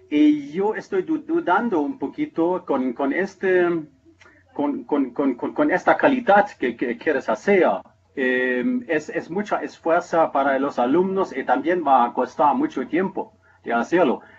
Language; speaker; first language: Spanish; non-native, fluent; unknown